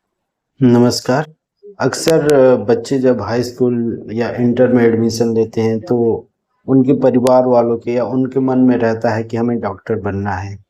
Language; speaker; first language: Hindi; native; Hindi